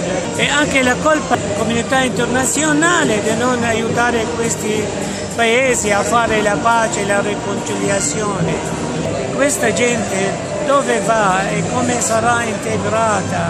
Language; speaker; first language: Italian; non-native, fluent; Arabic